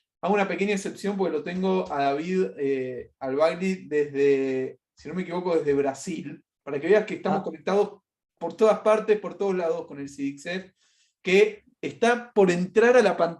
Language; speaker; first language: Spanish; native; Spanish